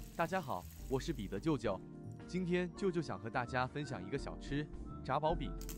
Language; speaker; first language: Chinese; native; Chinese